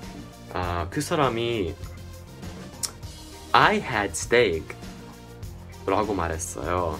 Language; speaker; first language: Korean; non-native, fluent; English